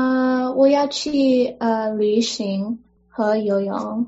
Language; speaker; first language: Chinese; early bilingual, heritage; English